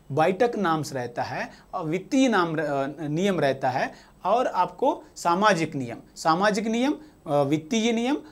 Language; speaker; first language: Hindi; non-native, local second language; Telugu